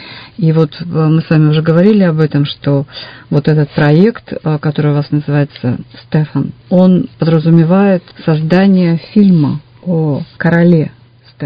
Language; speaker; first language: Russian; native; Russian